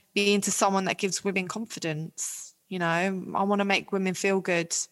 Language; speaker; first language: English; native; English